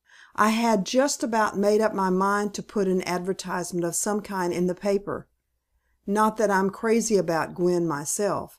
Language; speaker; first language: English; native; English